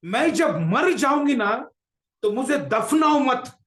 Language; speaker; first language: Hindi; non-native, local second language; Marathi